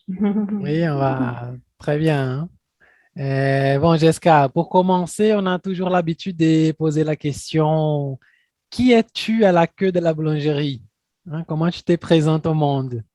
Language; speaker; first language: French; non-native, fluent; Portuguese